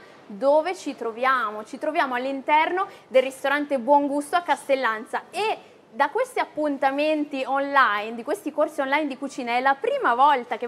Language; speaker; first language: Italian; native; Italian